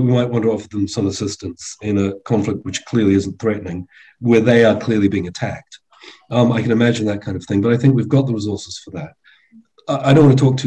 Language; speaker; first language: English; native; English